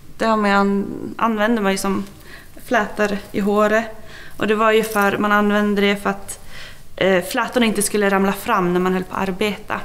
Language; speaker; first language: Swedish; native; Swedish